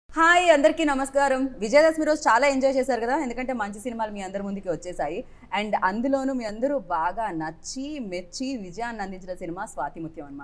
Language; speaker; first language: Telugu; native; Telugu